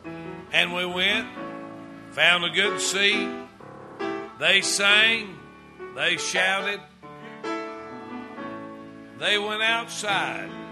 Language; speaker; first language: English; native; English